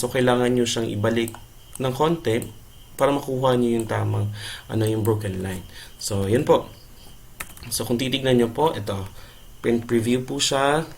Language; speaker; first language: Filipino; non-native, local second language; Cebuano